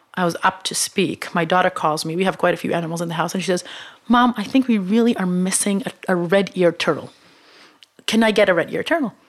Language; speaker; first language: English; non-native, fluent; Hebrew